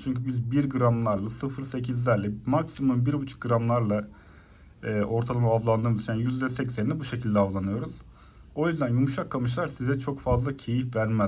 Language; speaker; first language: Turkish; native; Turkish